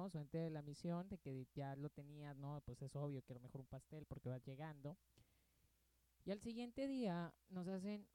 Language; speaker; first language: Spanish; native; Spanish